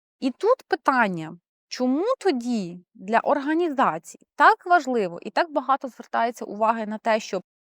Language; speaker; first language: Ukrainian; non-native, local second language; Russian